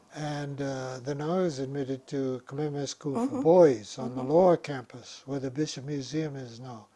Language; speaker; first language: English; native; English